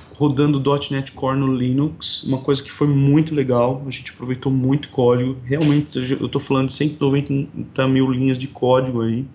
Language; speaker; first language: Portuguese; native; Portuguese